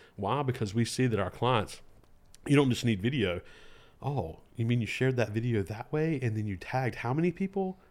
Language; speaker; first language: English; native; English